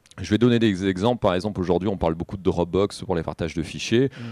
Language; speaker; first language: French; native; French